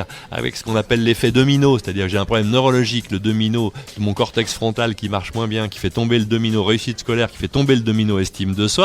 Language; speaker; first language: French; native; French